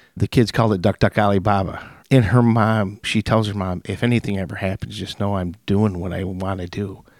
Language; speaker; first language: English; native; English